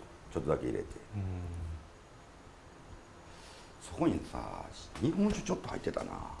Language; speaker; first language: Japanese; native; Japanese